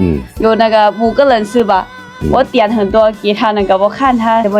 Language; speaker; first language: Chinese; non-native, learner; Lao